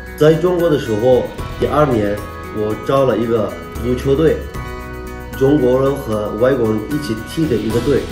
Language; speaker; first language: Chinese; non-native, fluent; Turkish